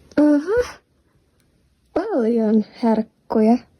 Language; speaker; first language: Finnish; non-native, learner; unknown